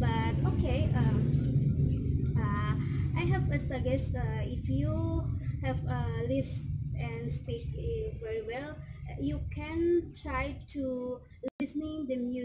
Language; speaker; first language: English; non-native, learner; Indonesian